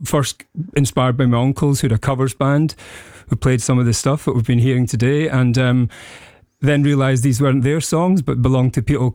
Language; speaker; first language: English; native; English